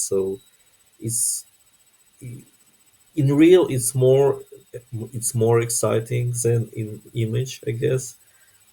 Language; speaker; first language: English; non-native, learner; Ukrainian